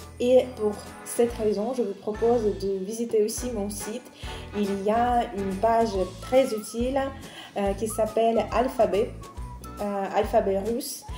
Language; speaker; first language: French; non-native, fluent; Russian